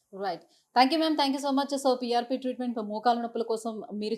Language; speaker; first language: Telugu; native; Telugu